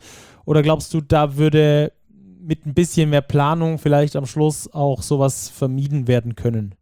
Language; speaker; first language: German; native; German